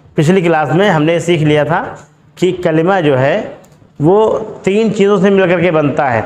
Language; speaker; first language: Hindi; native; Hindi